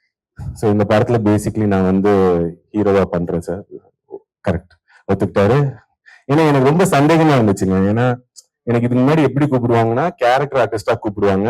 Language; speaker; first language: Tamil; native; Tamil